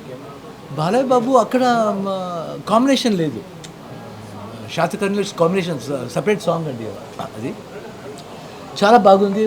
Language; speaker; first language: Telugu; non-native, learner; Kannada